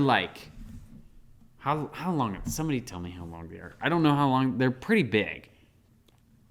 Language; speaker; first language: English; native; English